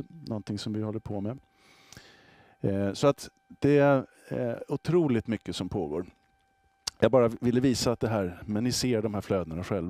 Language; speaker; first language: Swedish; native; Swedish